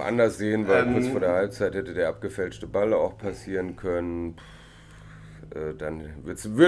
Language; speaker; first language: German; native; German